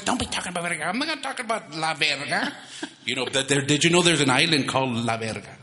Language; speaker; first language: English; early bilingual, other home language; Spanish